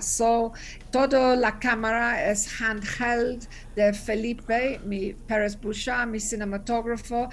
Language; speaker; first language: Spanish; non-native, learner; English